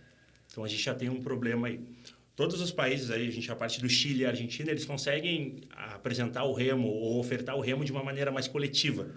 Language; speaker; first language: Portuguese; native; Portuguese